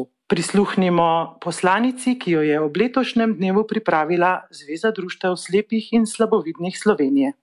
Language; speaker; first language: Slovenian; native; Slovenian